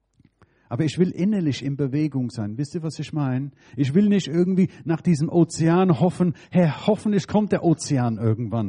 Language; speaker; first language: German; non-native, fluent; English